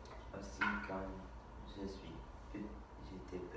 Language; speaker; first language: French; non-native, learner; English